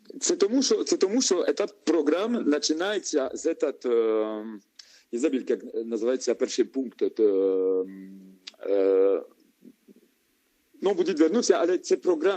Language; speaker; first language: Ukrainian; non-native, learner; French